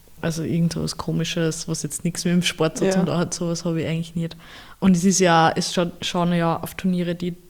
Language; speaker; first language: German; native; German